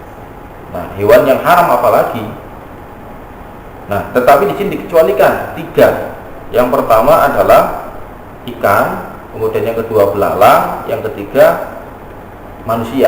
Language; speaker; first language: Indonesian; non-native, local second language; Javanese